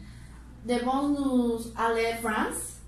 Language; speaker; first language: French; non-native, learner; Spanish